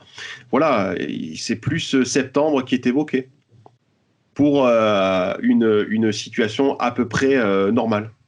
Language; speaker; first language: French; native; French